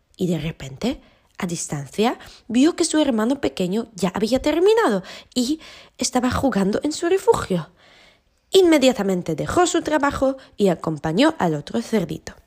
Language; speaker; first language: Spanish; non-native, fluent; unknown